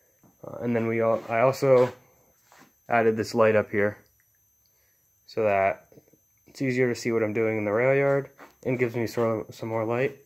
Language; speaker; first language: English; native; English